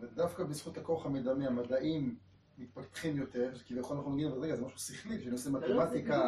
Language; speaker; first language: Hebrew; native; Hebrew